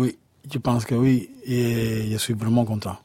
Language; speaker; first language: French; non-native, learner; Spanish